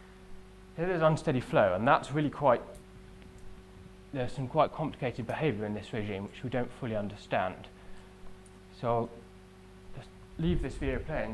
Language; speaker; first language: English; native; English